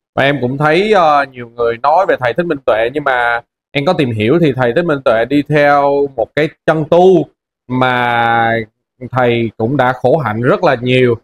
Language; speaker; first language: Vietnamese; native; Vietnamese